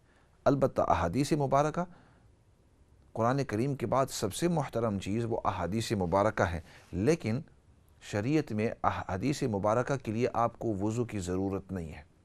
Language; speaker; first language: Urdu; native; Urdu